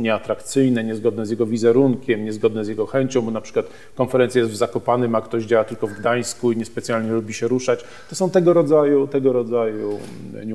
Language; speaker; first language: Polish; native; Polish